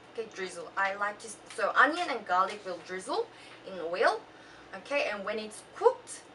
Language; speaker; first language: English; early bilingual, other home language; Korean